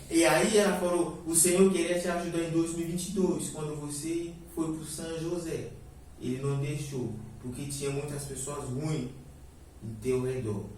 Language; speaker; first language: Portuguese; non-native, fluent; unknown